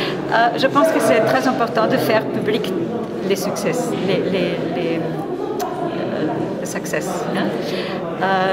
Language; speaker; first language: French; non-native, fluent; Spanish